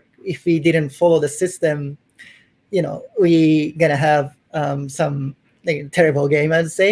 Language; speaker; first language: English; non-native, fluent; Japanese